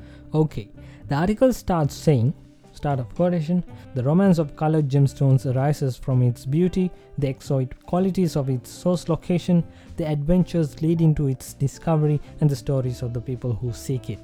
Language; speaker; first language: English; non-native, local second language; Sinhala